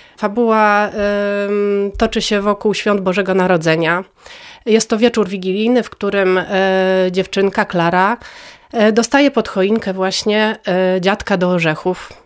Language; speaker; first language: Polish; native; Polish